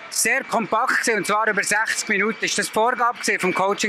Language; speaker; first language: German; native; German